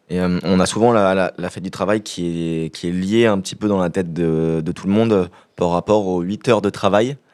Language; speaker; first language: French; native; French